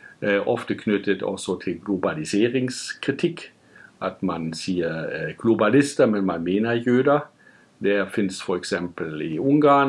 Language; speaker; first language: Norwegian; non-native, fluent; German